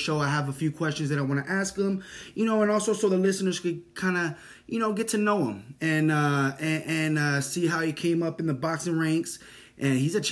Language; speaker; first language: English; native; English